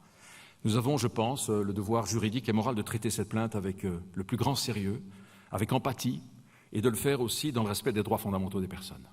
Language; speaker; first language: French; native; French